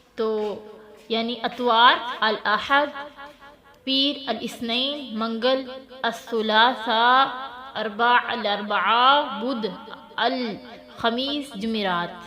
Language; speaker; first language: Urdu; native; Urdu